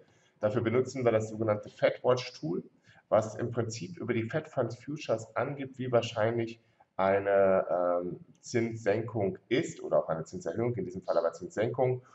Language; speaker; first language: German; native; German